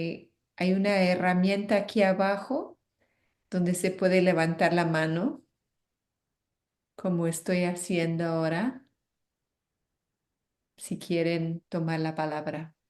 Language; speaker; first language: Spanish; non-native, fluent; English